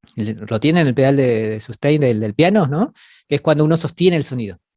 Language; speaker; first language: Spanish; native; Spanish